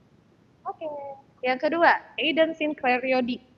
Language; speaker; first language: Indonesian; native; Indonesian